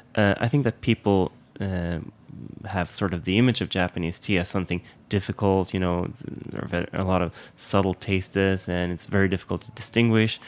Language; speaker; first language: English; non-native, fluent; Swedish